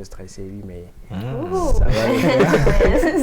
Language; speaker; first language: French; non-native, local second language; Ewe